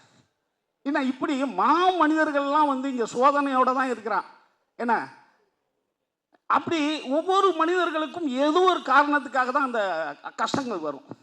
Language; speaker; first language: Tamil; native; Tamil